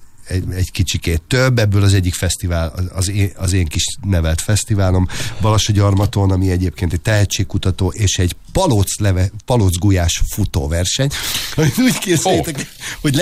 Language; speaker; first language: Hungarian; native; Hungarian